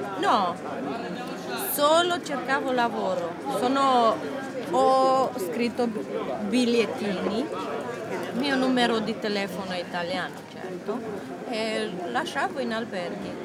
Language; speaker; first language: Italian; non-native, learner; Romanian